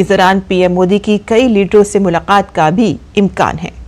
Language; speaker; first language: Hindi; native; Hindi